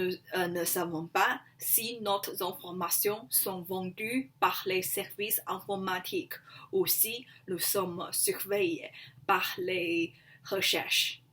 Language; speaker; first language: French; non-native, learner; Chinese